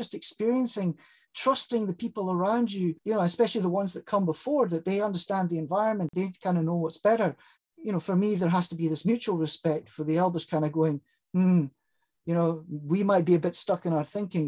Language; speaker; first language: English; native; English